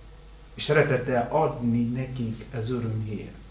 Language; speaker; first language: Hungarian; non-native, learner; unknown